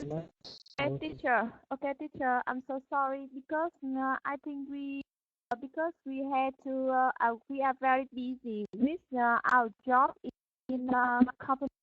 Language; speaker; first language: English; non-native, learner; Vietnamese